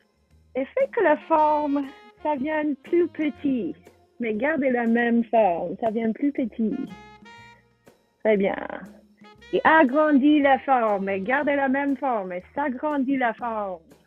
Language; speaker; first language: French; non-native, fluent; English